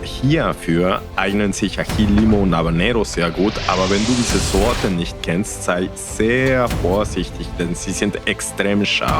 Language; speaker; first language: German; non-native, fluent; Spanish